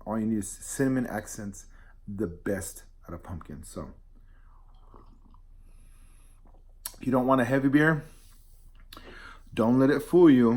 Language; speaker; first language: English; native; English